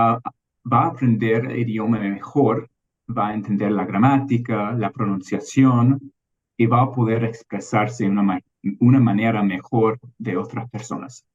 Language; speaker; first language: Spanish; non-native, fluent; English